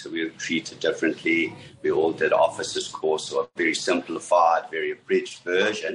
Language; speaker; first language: English; native; English